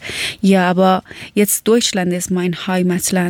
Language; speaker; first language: German; non-native, learner; Persian